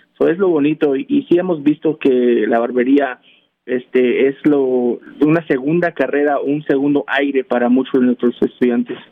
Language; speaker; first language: Spanish; early bilingual, heritage; Spanish